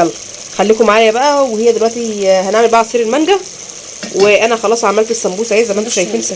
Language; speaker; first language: Arabic; native; Arabic